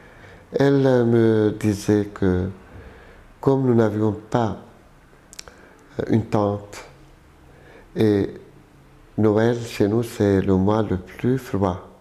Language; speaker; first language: French; non-native, local second language; Arabic